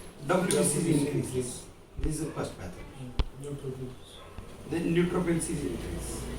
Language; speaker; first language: English; non-native, local second language; Marathi